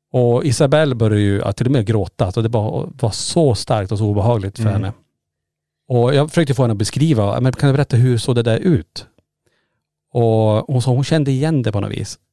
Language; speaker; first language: Swedish; native; Swedish